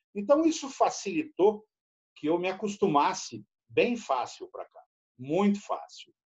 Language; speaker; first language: Portuguese; native; Portuguese